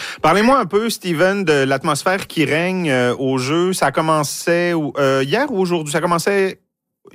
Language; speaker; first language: French; native; French